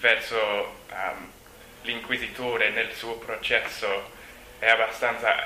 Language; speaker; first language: Italian; non-native, learner; English